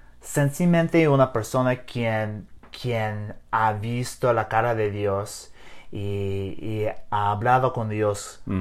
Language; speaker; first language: Spanish; non-native, learner; English